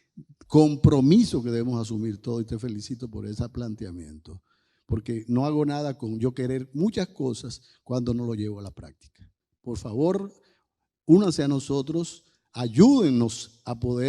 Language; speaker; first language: Spanish; native; Spanish